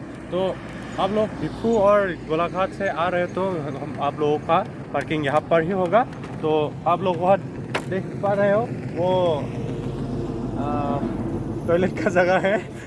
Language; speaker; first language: Hindi; non-native, local second language; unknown